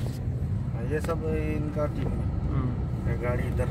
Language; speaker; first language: Hindi; non-native, learner; Nepali